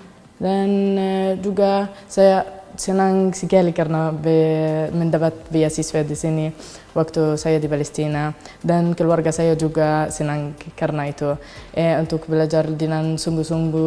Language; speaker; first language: Indonesian; non-native, learner; Arabic